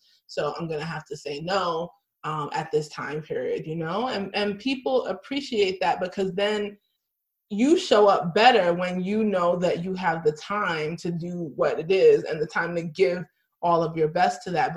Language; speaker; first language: English; native; English